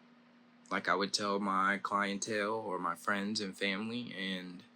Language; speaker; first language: English; native; English